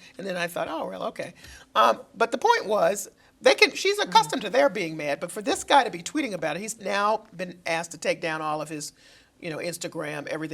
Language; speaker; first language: English; native; English